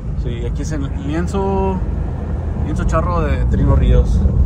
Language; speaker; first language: Spanish; early bilingual, heritage; Spanish